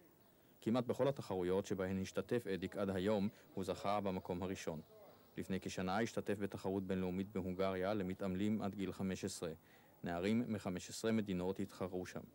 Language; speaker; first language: Hebrew; native; Hebrew